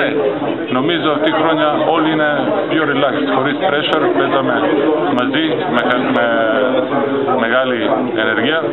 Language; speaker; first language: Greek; non-native, learner; Macedonian